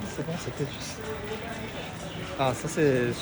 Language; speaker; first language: French; non-native, learner; Japanese